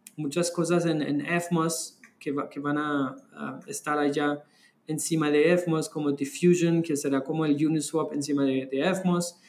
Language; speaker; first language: Spanish; non-native, fluent; German